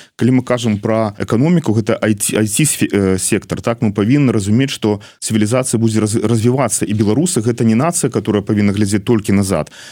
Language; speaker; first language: Belarusian; non-native, local second language; Russian